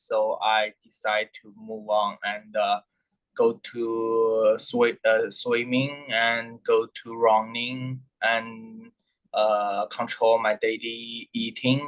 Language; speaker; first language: English; non-native, learner; Thai